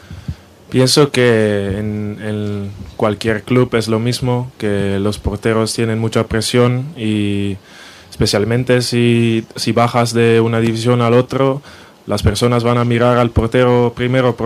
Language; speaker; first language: Spanish; non-native, fluent; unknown